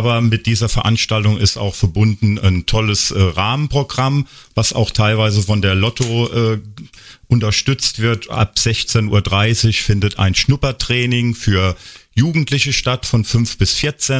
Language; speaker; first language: German; native; German